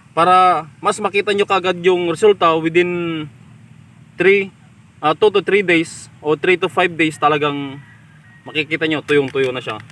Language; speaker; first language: Filipino; non-native, local second language; Iloko